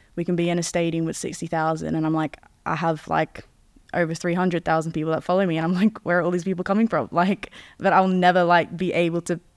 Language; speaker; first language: English; native; English